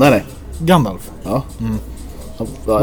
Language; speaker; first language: Swedish; native; Swedish